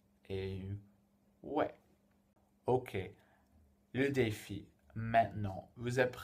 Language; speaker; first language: French; non-native, fluent; English